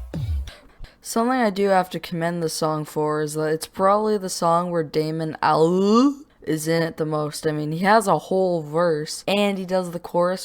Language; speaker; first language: English; native; English